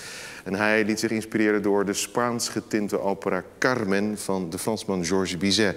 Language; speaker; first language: Dutch; native; Dutch